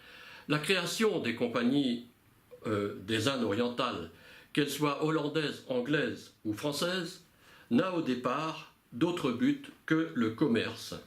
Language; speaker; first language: French; native; French